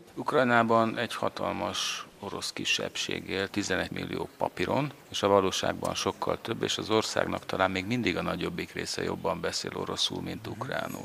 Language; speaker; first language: Hungarian; native; Hungarian